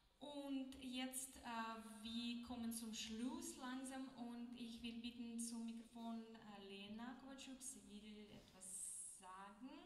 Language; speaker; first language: German; non-native, learner; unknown